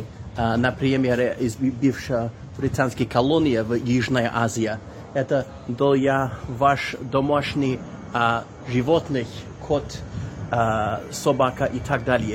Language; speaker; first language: Russian; non-native, learner; English